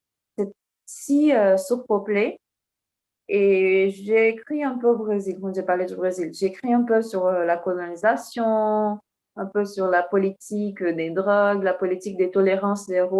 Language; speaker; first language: French; non-native, fluent; Portuguese